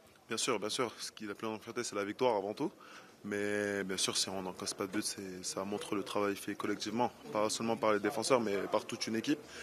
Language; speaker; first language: French; native; French